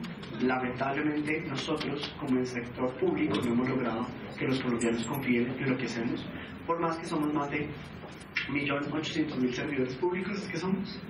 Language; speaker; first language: Spanish; native; Spanish